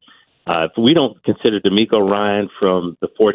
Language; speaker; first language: English; native; English